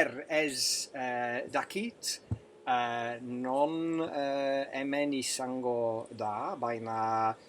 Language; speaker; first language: Basque; non-native, learner; English